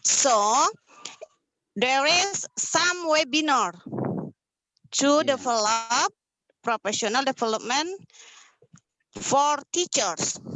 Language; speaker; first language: English; non-native, learner; Indonesian